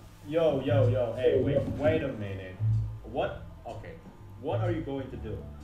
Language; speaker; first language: English; non-native, fluent; Indonesian